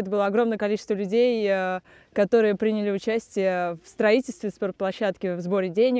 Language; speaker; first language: Russian; native; Russian